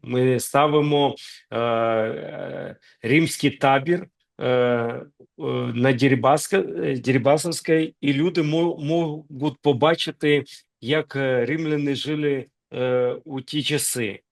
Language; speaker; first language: Ukrainian; non-native, local second language; Russian